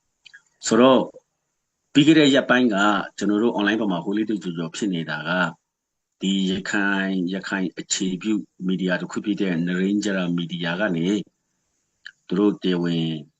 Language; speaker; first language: Burmese; non-native, local second language; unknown